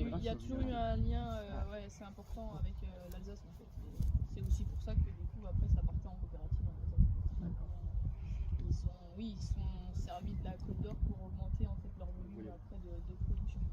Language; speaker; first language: French; native; French